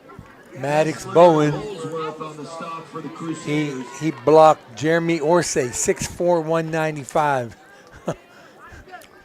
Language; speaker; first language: English; native; English